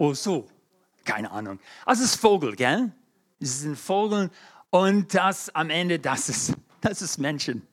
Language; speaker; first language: German; non-native, fluent; English